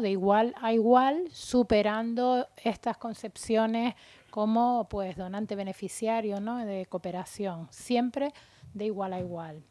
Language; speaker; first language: Spanish; native; Spanish